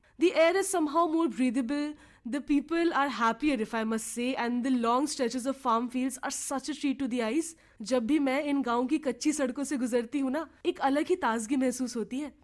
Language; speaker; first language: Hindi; early bilingual, other home language; Bangla